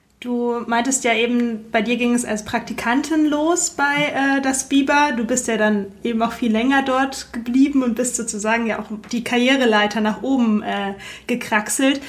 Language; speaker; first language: German; native; German